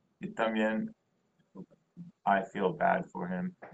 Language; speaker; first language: Spanish; non-native, fluent; English